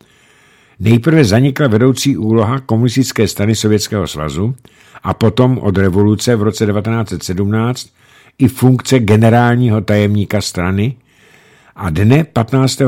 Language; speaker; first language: Czech; native; Czech